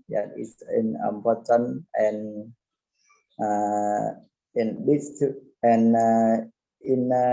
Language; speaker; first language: English; non-native, learner; Khmer